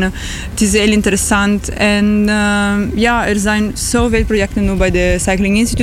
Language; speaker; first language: Dutch; non-native, learner; Italian